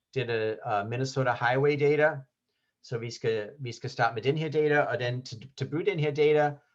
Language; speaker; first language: Danish; non-native, fluent; English